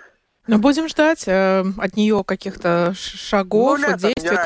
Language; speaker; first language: Russian; native; Russian